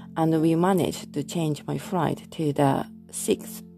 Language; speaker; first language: English; non-native, fluent; Japanese